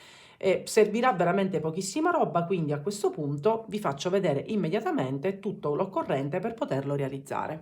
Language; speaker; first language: Italian; native; Italian